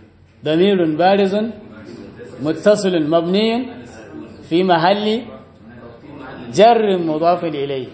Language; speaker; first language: Arabic; non-native, fluent; Hausa